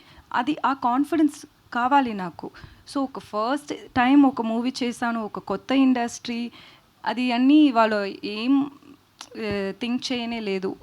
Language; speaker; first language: Telugu; non-native, learner; Tamil